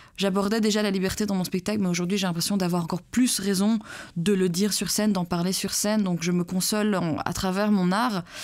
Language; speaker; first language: French; early bilingual, other home language; Persian